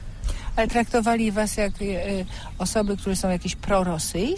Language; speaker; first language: Ukrainian; non-native, learner; Polish